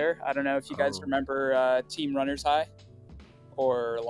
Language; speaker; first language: English; early bilingual, other home language; Swahili